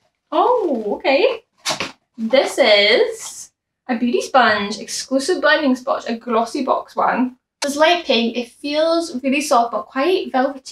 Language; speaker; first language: English; native; English